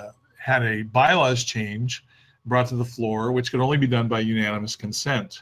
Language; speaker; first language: English; native; English